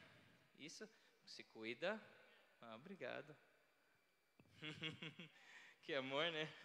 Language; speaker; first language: Portuguese; non-native, learner; Filipino